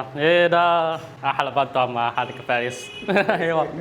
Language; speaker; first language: Arabic; non-native, fluent; Chinese